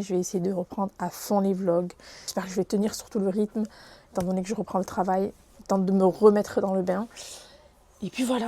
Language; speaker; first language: French; native; French